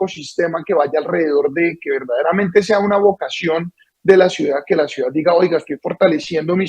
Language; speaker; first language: Spanish; native; Spanish